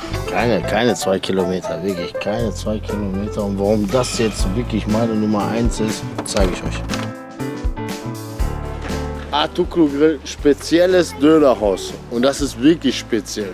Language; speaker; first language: German; native; German